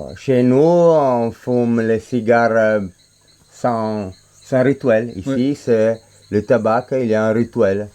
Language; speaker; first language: French; non-native, fluent; Spanish